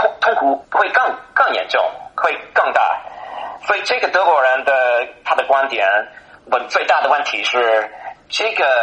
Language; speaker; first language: Chinese; non-native, fluent; English